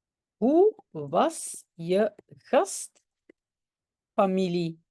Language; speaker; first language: Dutch; non-native, local second language; French